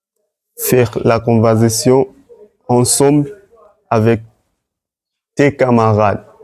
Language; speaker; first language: French; non-native, learner; Swahili